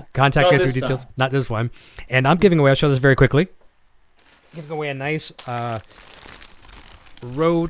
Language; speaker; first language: English; native; English